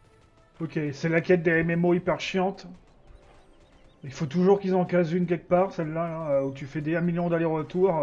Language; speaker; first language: French; native; French